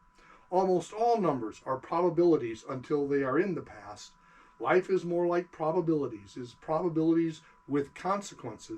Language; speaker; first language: English; native; English